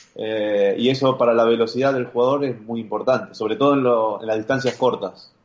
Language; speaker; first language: Spanish; native; Spanish